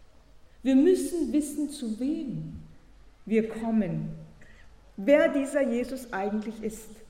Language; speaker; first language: German; native; German